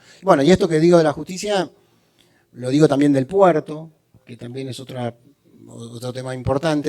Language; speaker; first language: Spanish; native; Spanish